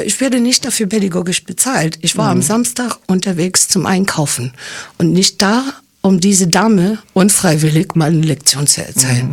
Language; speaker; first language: German; early bilingual, other home language; English